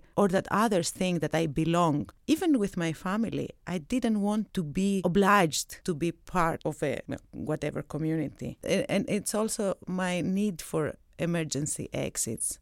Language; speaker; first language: English; non-native, fluent; Greek